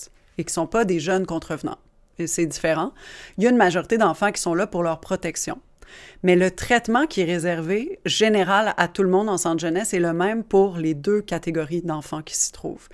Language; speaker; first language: French; native; French